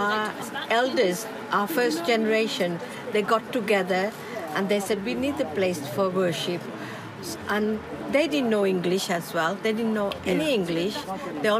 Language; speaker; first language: English; non-native, local second language; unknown